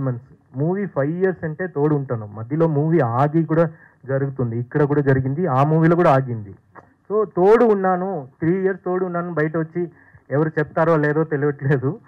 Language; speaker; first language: Telugu; non-native, fluent; Tamil